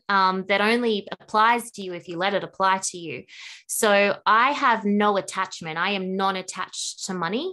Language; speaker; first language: English; native; English